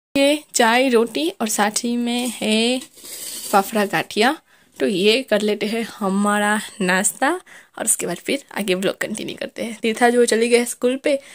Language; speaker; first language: Hindi; non-native, local second language; Gujarati